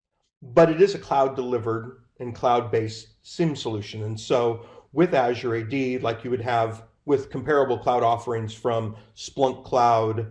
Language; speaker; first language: English; native; English